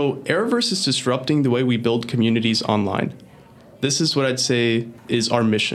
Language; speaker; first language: English; early bilingual, other home language; Spanish